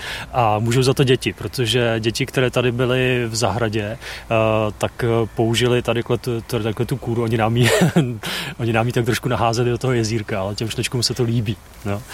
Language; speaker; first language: Czech; native; Czech